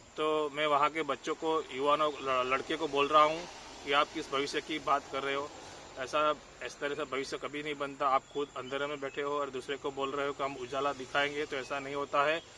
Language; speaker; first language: Hindi; non-native, local second language; Gujarati